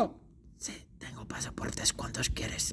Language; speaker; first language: Spanish; non-native, learner; English